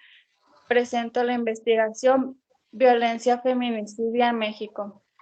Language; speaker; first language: Spanish; native; Spanish